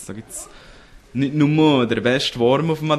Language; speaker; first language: German; native; German